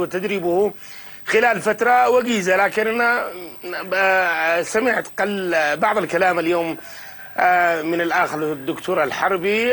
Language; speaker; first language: Arabic; native; Arabic